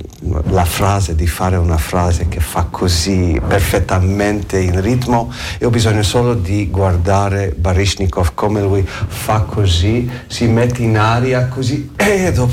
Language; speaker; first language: Italian; non-native, learner; English